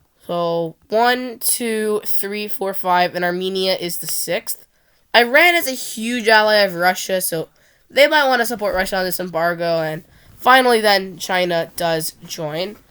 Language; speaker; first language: English; non-native, fluent; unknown